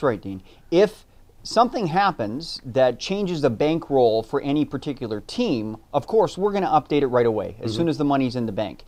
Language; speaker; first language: English; native; English